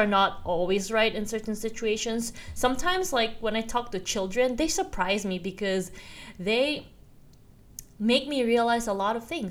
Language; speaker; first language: English; non-native, local second language; Korean